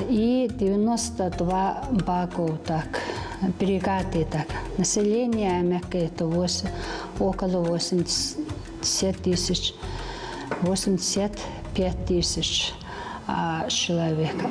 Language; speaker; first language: Russian; non-native, learner; Mongolian